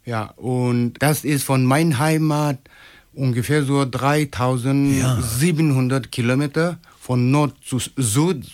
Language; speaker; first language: German; non-native, learner; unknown